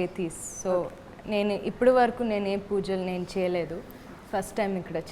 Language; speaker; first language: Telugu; non-native, fluent; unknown